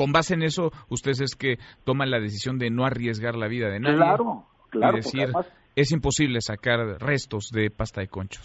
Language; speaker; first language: Spanish; native; Spanish